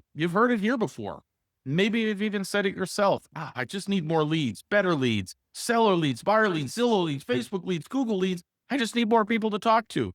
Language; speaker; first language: English; native; English